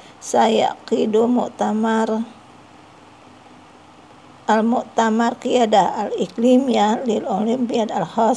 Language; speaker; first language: Arabic; non-native, fluent; Indonesian